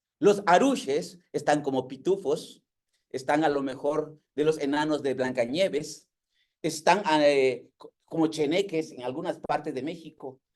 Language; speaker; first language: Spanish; non-native, local second language; Yucateco